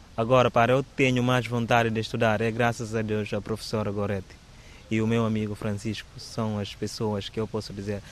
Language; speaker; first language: Portuguese; non-native, local second language; Upper Guinea Crioulo